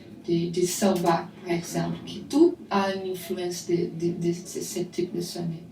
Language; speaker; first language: French; non-native, learner; Portuguese